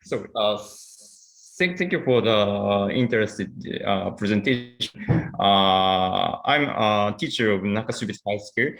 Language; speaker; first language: English; non-native, learner; Japanese